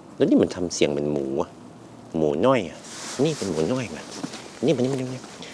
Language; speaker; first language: Thai; non-native, fluent; Norwegian